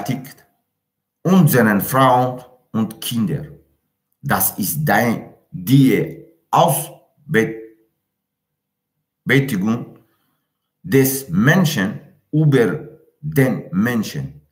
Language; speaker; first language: German; non-native, learner; Tajik